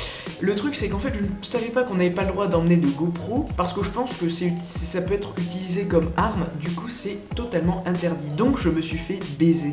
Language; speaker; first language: French; native; French